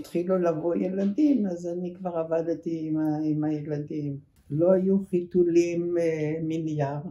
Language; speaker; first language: Hebrew; early bilingual, other home language; German